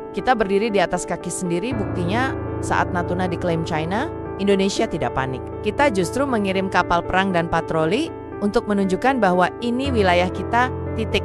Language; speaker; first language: Indonesian; native; Indonesian